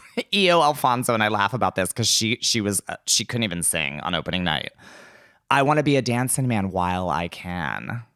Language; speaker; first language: English; native; English